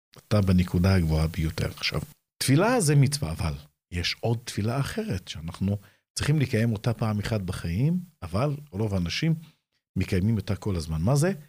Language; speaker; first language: Hebrew; non-native, local second language; Arabic